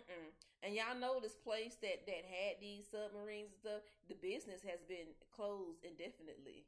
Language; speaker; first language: English; native; English